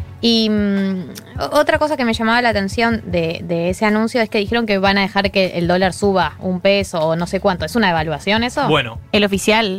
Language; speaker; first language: Spanish; native; Spanish